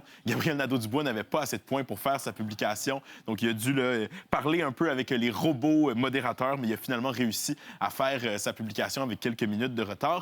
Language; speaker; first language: French; native; French